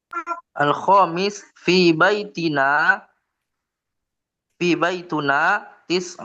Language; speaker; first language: Arabic; non-native, learner; Indonesian